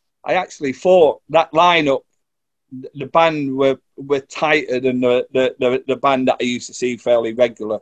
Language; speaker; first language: English; native; English